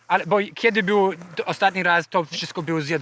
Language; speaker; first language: Polish; non-native, learner; English